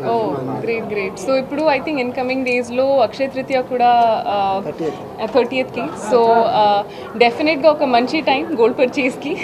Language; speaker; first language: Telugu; non-native, local second language; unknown